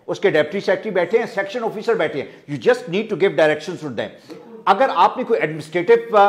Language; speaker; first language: Urdu; native; Urdu